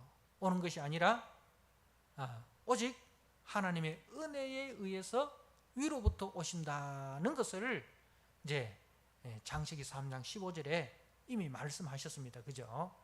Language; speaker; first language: Korean; native; Korean